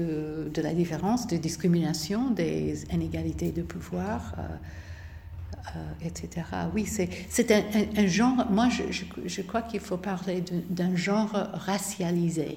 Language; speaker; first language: French; non-native, fluent; English